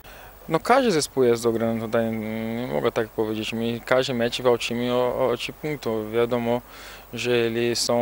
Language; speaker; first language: Polish; non-native, fluent; Portuguese